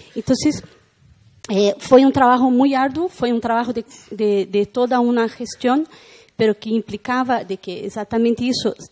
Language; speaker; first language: Spanish; non-native, learner; Portuguese